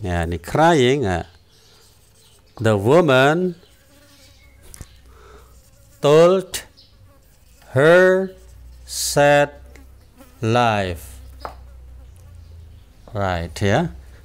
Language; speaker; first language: English; non-native, fluent; Indonesian